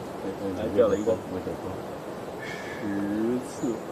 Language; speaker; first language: Chinese; native; Chinese